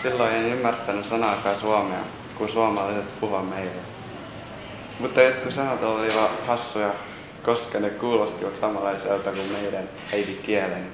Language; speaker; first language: Finnish; early bilingual, other home language; S'gaw Karen